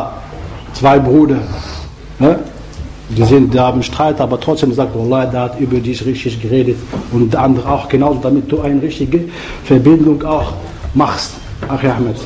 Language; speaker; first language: German; non-native, fluent; Arabic